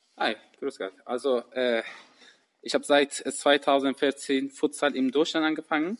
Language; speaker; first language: German; non-native, learner; Persian